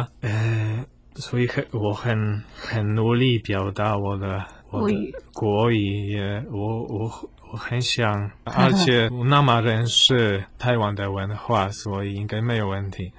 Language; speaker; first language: Chinese; non-native, fluent; Polish